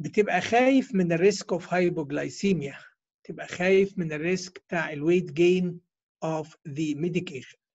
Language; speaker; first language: Arabic; native; Arabic